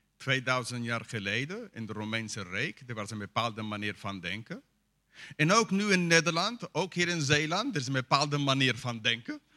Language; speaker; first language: Dutch; non-native, fluent; English